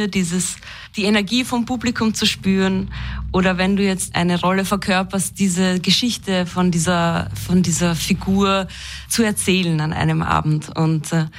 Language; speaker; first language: German; native; German